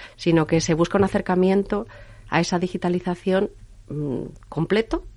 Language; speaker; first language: Spanish; native; Spanish